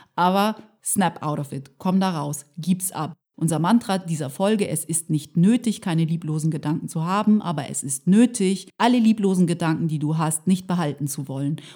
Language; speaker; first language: German; early bilingual, other home language; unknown